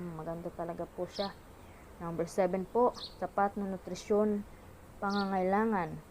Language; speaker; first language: Filipino; non-native, local second language; Hiligaynon